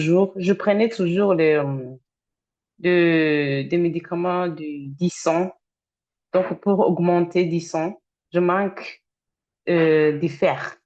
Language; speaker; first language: French; non-native, fluent; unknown